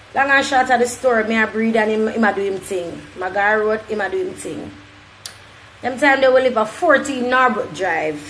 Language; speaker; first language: English; native; English